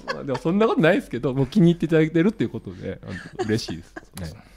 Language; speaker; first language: Japanese; native; Japanese